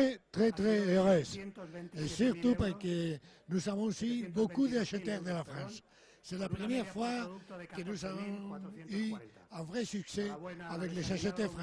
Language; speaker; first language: French; non-native, learner; Spanish